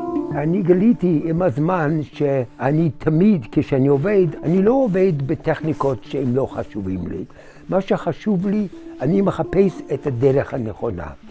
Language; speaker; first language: Hebrew; non-native, fluent; English